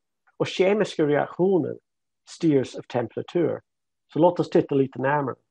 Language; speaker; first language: Swedish; non-native, fluent; English